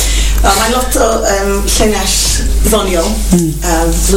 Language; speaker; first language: Welsh; non-native, local second language; English